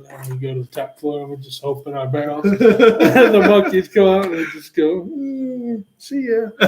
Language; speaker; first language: English; native; English